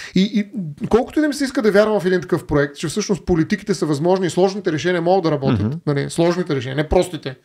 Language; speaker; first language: Bulgarian; native; Bulgarian